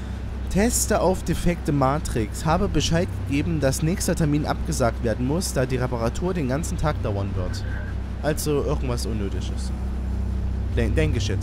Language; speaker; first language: German; native; German